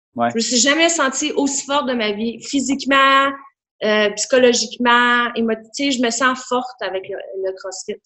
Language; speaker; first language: French; native; French